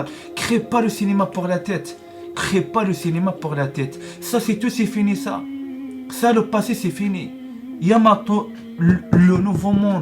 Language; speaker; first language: French; non-native, learner; Arabic